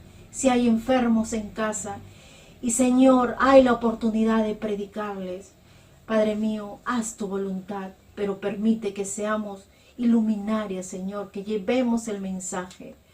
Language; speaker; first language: Spanish; native; Spanish